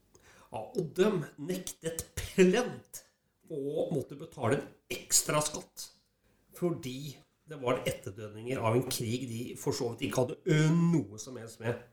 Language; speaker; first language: Norwegian; native; Norwegian